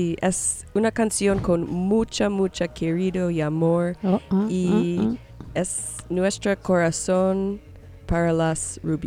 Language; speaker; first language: Spanish; non-native, learner; English